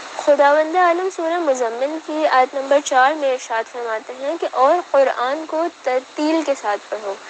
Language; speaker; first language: Urdu; native; Urdu